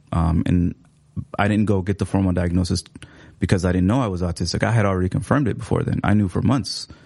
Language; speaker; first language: English; early bilingual, other home language; Somali